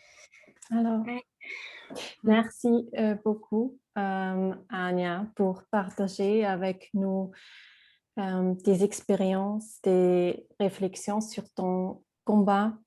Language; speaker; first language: French; non-native, fluent; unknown